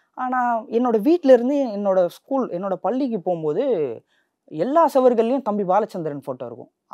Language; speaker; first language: Tamil; native; Tamil